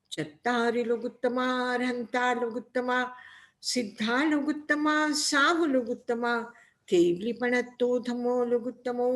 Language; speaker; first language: Hindi; non-native, local second language; Gujarati